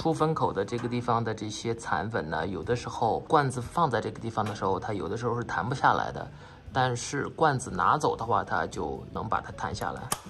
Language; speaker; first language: Chinese; native; Chinese